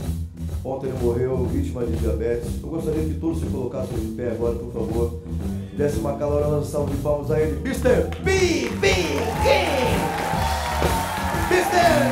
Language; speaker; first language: Portuguese; native; Portuguese